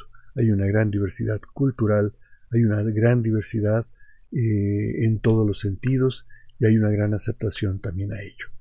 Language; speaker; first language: Spanish; native; Spanish